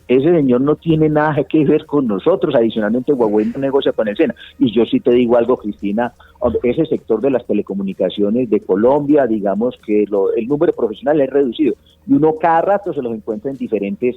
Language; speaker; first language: Spanish; native; Spanish